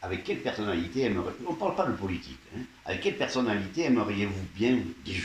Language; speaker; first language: French; native; French